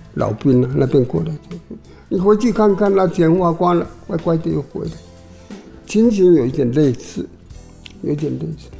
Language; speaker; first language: Chinese; non-native, local second language; Hakka Chinese